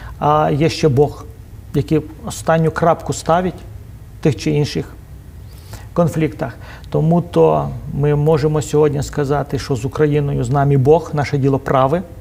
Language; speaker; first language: Ukrainian; non-native, local second language; Russian